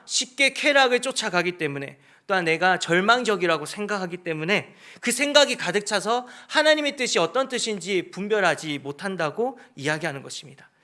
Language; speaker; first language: Korean; native; Korean